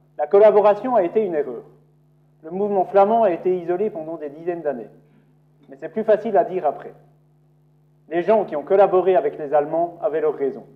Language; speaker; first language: French; native; French